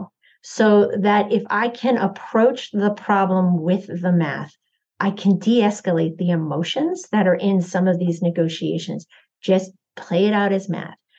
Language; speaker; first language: English; native; English